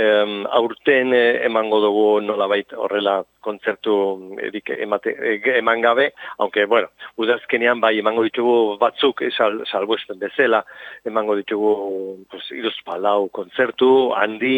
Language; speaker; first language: Basque; non-native, local second language; Spanish